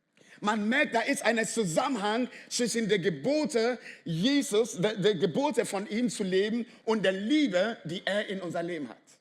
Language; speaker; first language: German; non-native, fluent; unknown